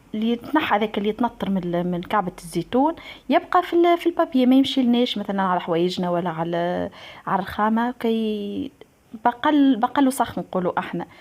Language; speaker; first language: Arabic; native; Arabic